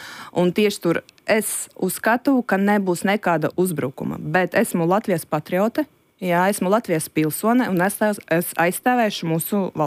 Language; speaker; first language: Latvian; non-native, local second language; Russian